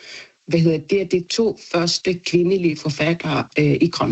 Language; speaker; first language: Danish; non-native, local second language; Kalaallisut